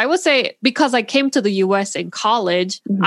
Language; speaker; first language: English; non-native, fluent; Korean